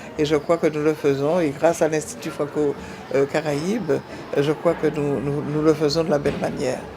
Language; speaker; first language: French; native; French